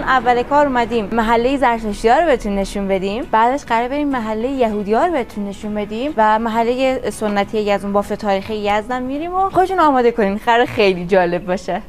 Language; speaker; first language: Persian; native; Persian